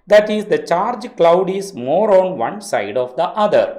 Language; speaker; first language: English; non-native, local second language; Malayalam